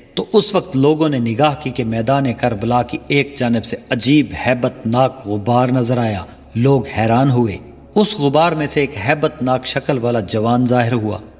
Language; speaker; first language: Urdu; non-native, local second language; Saraiki